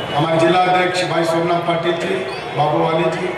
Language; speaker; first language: Hindi; non-native, local second language; Kannada